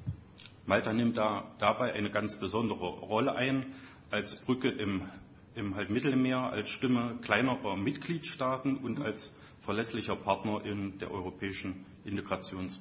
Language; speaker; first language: German; native; German